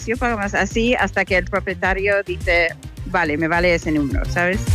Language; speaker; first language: Spanish; non-native, fluent; English